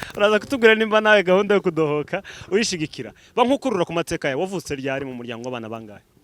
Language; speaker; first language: Kinyarwanda; native; Kinyarwanda